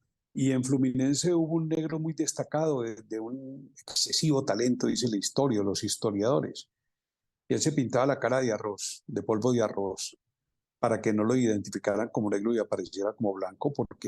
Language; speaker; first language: Spanish; native; Spanish